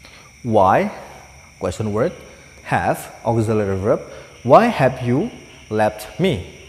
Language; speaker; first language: English; non-native, fluent; Indonesian